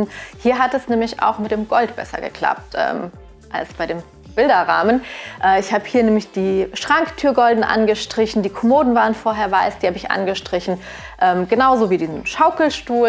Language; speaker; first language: German; native; German